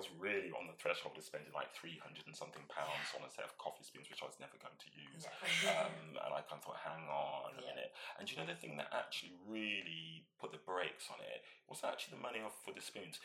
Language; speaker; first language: English; native; English